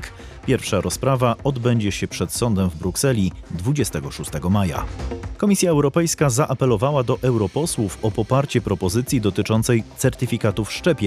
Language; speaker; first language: Polish; native; Polish